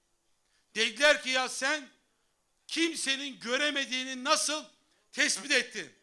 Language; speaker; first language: Turkish; native; Turkish